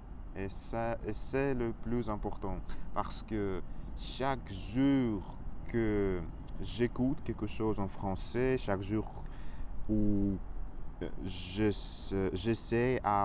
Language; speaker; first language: French; non-native, learner; Russian